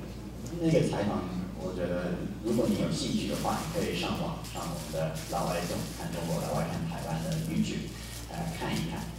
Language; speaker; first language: Chinese; non-native, fluent; English